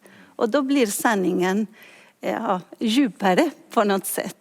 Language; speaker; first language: Swedish; non-native, fluent; Spanish